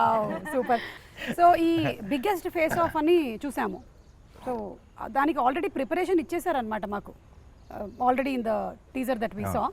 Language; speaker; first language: Telugu; native; Telugu